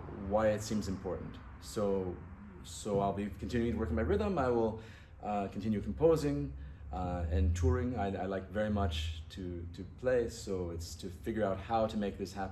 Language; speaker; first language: English; non-native, fluent; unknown